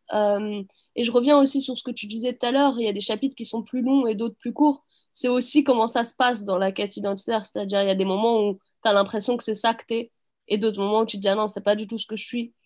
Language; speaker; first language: French; early bilingual, other home language; Arabic